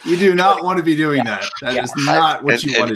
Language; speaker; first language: English; native; English